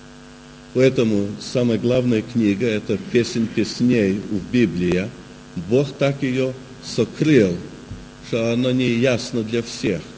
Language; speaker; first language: Russian; early bilingual, heritage; Russian